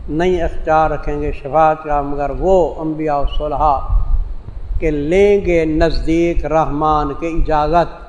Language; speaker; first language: Urdu; non-native, local second language; Saraiki